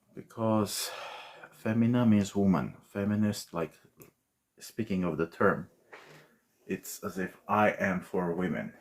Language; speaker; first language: English; non-native, fluent; Armenian